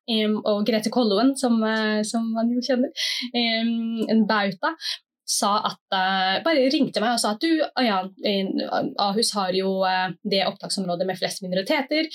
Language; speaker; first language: Norwegian; early bilingual, other home language; Somali